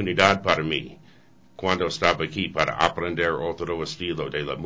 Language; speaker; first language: Spanish; non-native, learner; English